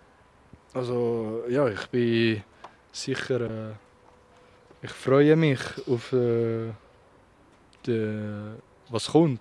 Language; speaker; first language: German; non-native, local second language; French